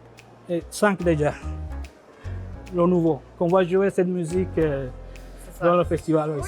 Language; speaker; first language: French; non-native, fluent; Spanish